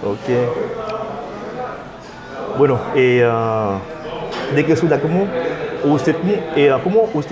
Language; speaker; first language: Spanish; non-native, fluent; Haitian Creole